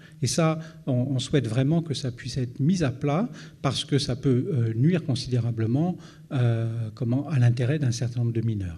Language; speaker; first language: French; native; French